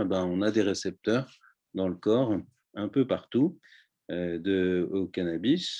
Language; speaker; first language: French; native; French